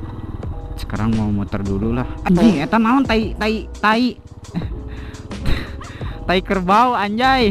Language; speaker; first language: Indonesian; non-native, local second language; Sundanese